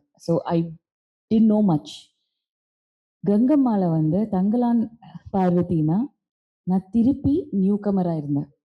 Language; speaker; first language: Tamil; non-native, local second language; Malayalam